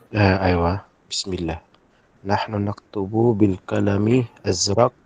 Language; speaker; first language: Arabic; non-native, learner; Filipino